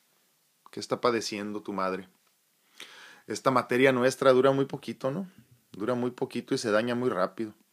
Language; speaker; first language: Spanish; native; Spanish